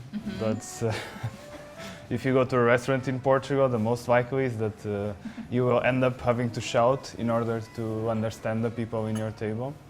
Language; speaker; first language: English; non-native, fluent; Portuguese